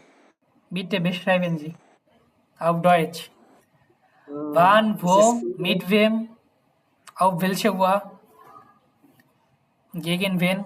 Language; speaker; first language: German; non-native, fluent; Bangla